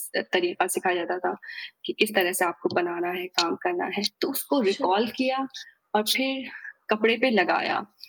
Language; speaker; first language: Hindi; native; Hindi